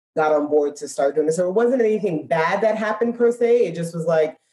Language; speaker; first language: English; native; English